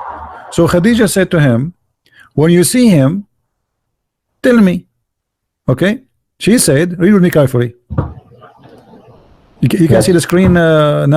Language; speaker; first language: English; non-native, fluent; Arabic